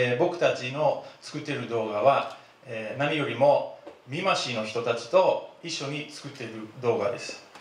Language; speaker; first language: Japanese; non-native, fluent; Dutch